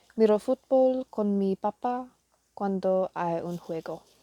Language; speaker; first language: Spanish; non-native, learner; English